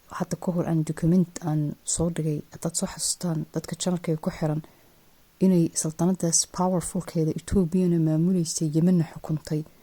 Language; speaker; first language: Somali; native; Somali